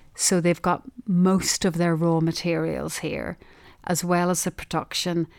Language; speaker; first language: English; native; English